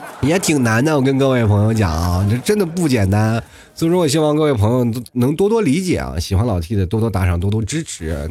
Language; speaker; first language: Chinese; native; Chinese